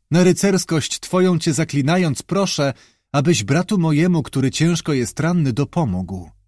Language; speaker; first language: Polish; native; Polish